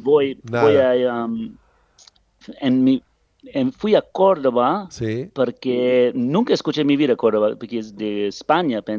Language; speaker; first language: Spanish; non-native, learner; English